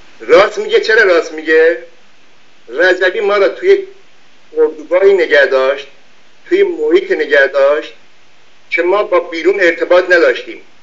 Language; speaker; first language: Persian; non-native, local second language; Azerbaijani